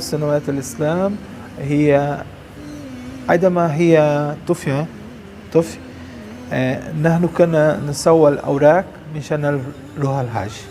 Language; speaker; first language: Arabic; non-native, learner; Portuguese